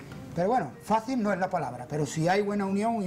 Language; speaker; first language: Spanish; native; Spanish